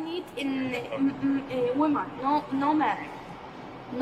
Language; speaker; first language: English; non-native, learner; Arabic